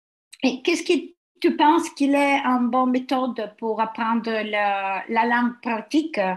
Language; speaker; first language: French; non-native, learner; Italian